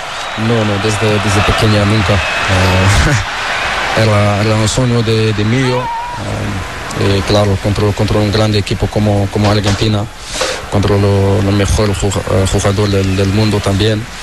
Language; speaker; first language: Spanish; non-native, learner; Portuguese